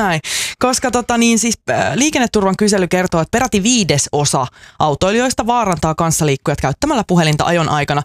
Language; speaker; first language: Finnish; native; Finnish